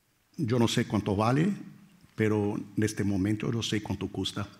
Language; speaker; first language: Spanish; non-native, fluent; Portuguese